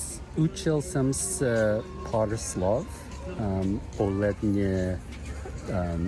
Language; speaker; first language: Czech; non-native, learner; English